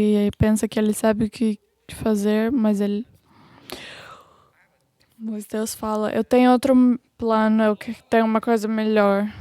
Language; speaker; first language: Portuguese; non-native, fluent; English